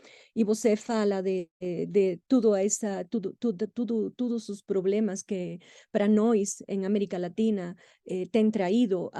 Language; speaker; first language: Portuguese; non-native, fluent; Spanish